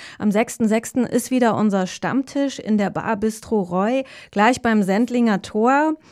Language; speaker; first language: German; native; German